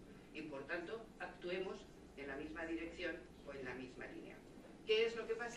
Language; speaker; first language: Spanish; native; Spanish